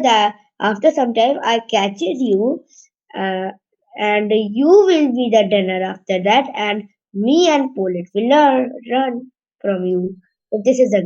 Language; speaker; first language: English; non-native, learner; Hindi